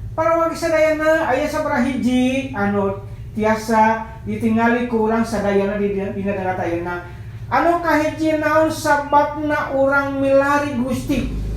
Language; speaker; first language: Sundanese; non-native, local second language; Nias